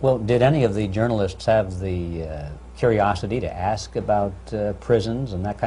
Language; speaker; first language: English; native; English